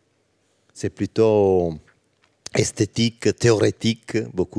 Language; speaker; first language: French; non-native, learner; Italian